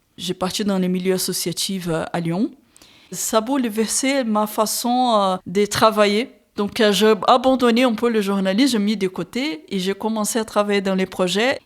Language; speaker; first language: French; non-native, fluent; Portuguese